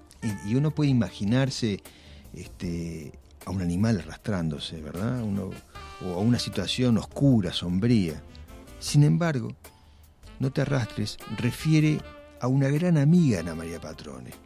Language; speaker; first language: Spanish; native; Spanish